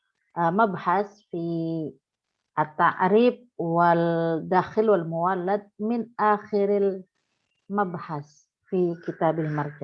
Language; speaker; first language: Arabic; non-native, fluent; Indonesian